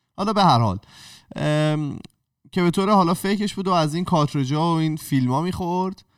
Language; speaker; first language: Persian; native; Persian